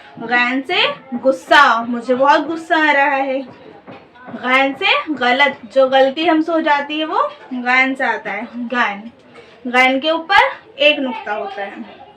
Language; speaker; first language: Urdu; native; Urdu